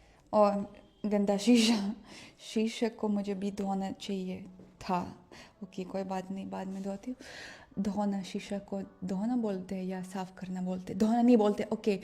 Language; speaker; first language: Hindi; non-native, fluent; Russian